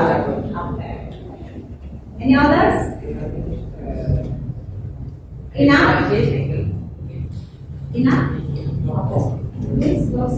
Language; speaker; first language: English; non-native, learner; Indonesian